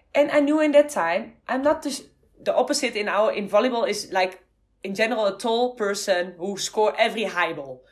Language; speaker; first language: English; non-native, fluent; Dutch